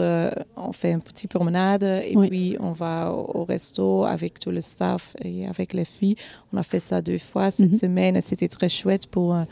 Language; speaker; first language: French; non-native, local second language; Dutch